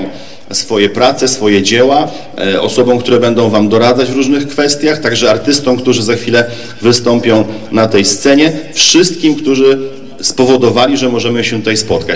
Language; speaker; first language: Polish; native; Polish